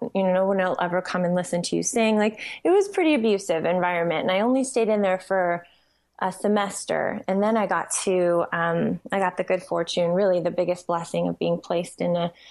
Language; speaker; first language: English; native; English